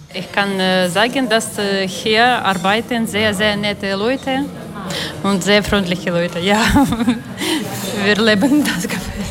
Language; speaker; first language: German; non-native, learner; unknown